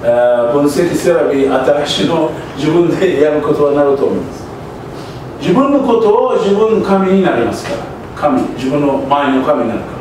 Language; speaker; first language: Japanese; non-native, learner; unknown